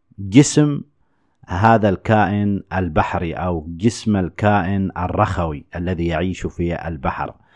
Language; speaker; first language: Arabic; native; Arabic